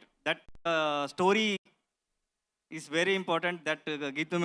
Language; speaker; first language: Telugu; non-native, learner; Kannada